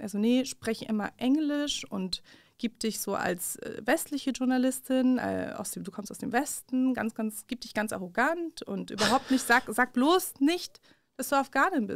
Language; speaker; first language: German; early bilingual, other home language; Persian